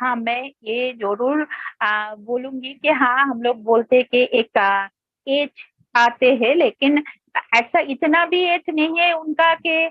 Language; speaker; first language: Hindi; non-native, local second language; Bangla